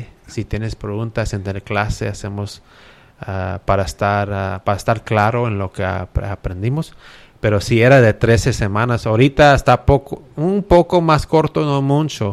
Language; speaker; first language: Spanish; early bilingual, heritage; Spanish